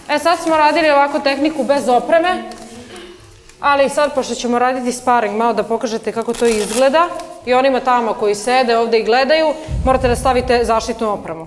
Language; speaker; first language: Serbian; native; Serbian